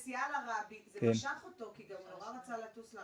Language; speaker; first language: Hebrew; native; Hebrew